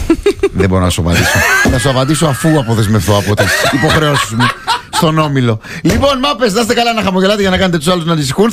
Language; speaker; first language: Greek; native; Greek